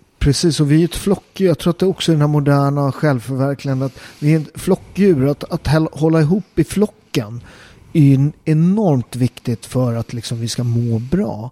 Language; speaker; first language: Swedish; early bilingual, other home language; Italian